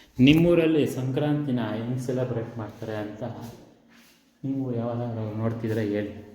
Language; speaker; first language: Kannada; native; Kannada